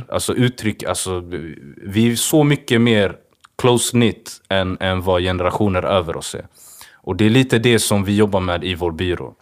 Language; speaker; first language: Swedish; early bilingual, other home language; Swahili